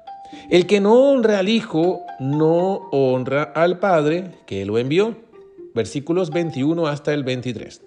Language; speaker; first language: Spanish; native; Spanish